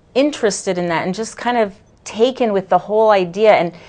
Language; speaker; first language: English; native; English